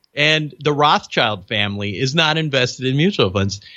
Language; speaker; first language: English; native; English